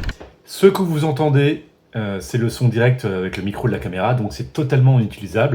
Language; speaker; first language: French; native; French